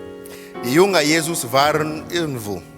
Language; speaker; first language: German; non-native, fluent; Lingala